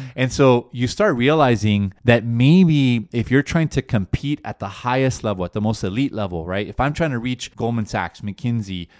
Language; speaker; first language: English; early bilingual, other home language; Spanish